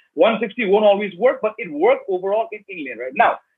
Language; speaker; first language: English; native; English